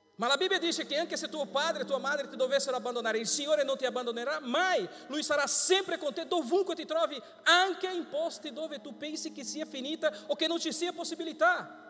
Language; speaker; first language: Italian; non-native, fluent; Portuguese